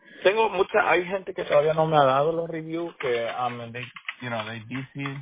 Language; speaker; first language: Spanish; native; Spanish